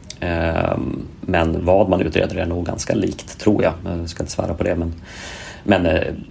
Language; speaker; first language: Swedish; native; Swedish